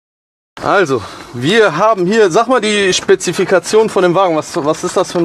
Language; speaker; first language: German; native; German